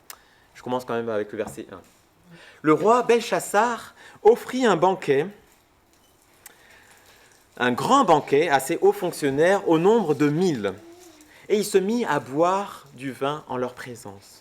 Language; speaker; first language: French; native; French